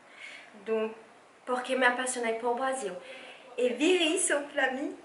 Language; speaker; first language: Portuguese; non-native, fluent; French